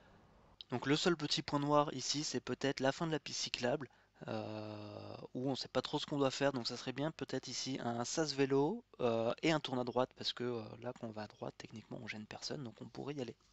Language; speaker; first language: French; native; French